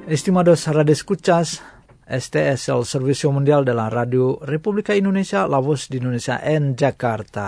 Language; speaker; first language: Spanish; non-native, fluent; Indonesian